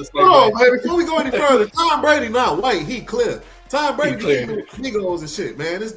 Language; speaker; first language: English; native; English